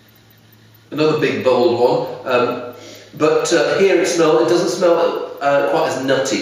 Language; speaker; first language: English; native; English